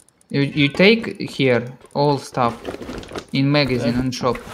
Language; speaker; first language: English; non-native, learner; Russian